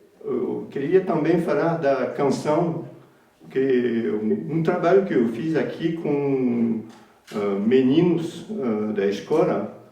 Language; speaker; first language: Portuguese; early bilingual, heritage; Portuguese